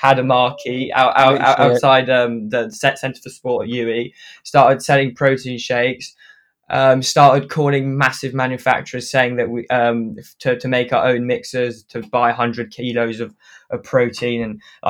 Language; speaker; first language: English; non-native, fluent; French